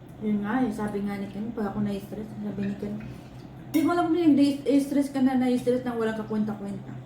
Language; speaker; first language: Filipino; non-native, local second language; Waray